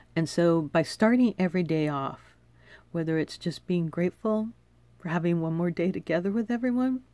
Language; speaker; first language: English; native; English